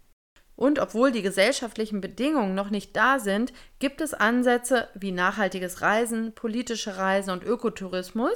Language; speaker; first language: German; native; German